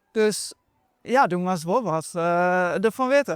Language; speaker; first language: Dutch; non-native, local second language; Western Frisian